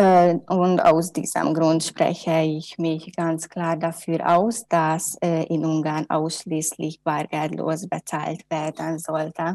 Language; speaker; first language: German; non-native, learner; Hungarian